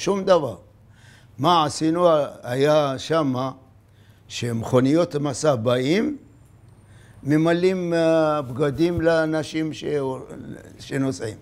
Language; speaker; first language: Hebrew; non-native, fluent; Arabic